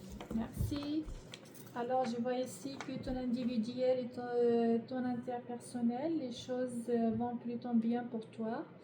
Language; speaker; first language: French; non-native, learner; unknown